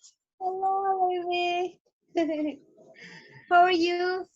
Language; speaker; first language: English; non-native, learner; Spanish